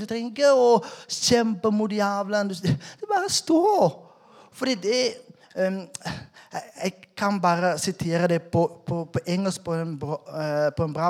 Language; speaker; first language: Norwegian; non-native, fluent; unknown